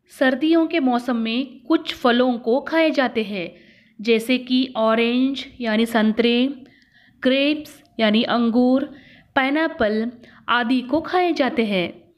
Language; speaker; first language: Hindi; non-native, local second language; Kannada